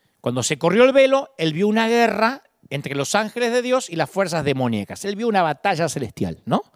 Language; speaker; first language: Spanish; native; Spanish